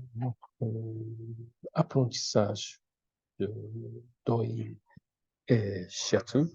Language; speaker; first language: French; non-native, fluent; Japanese